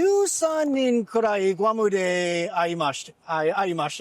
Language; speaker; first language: Japanese; non-native, learner; English